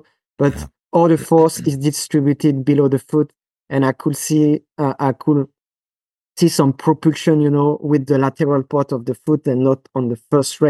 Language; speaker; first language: English; non-native, fluent; French